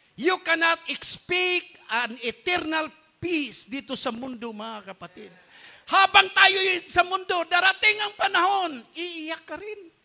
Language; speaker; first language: Filipino; non-native, local second language; Cebuano